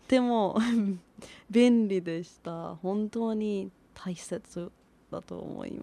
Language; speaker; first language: Japanese; non-native, learner; Persian